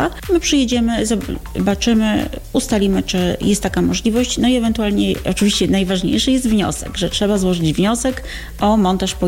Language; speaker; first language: Polish; native; Polish